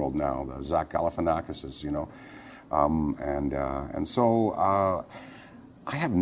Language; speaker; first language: English; native; English